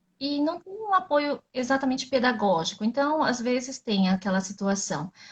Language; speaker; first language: Portuguese; native; Portuguese